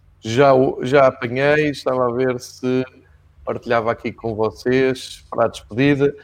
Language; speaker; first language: Portuguese; native; Portuguese